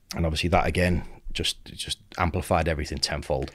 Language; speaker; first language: English; native; English